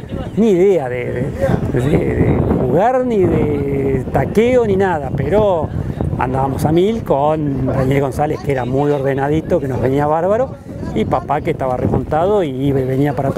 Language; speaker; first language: Spanish; native; Spanish